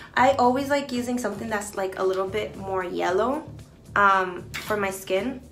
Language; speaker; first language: English; early bilingual, other home language; Spanish